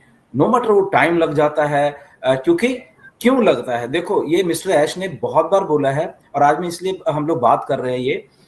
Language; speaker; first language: Hindi; native; Hindi